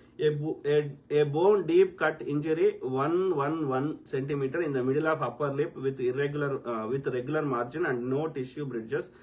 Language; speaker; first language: English; non-native, local second language; Telugu